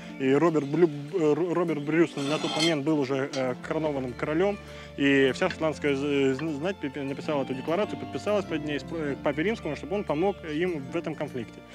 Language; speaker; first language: Russian; non-native, fluent; English